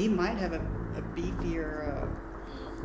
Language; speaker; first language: English; native; English